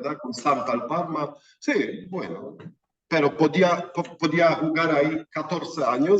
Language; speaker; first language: Spanish; non-native, fluent; Polish